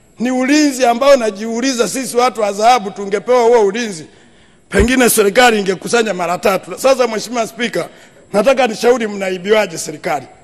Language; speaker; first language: Swahili; non-native, local second language; Sukuma